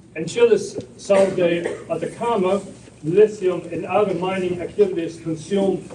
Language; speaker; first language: English; non-native, fluent; German